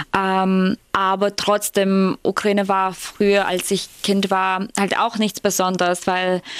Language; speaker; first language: German; non-native, fluent; Ukrainian